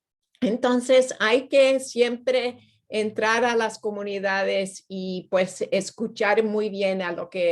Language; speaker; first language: Spanish; non-native, fluent; English